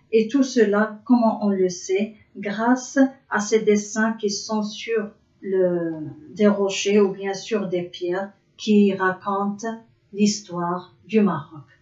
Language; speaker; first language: French; non-native, local second language; Arabic